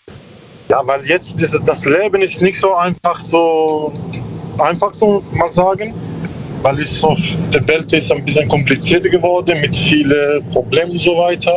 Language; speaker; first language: German; non-native, learner; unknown